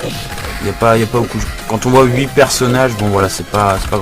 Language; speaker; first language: French; native; French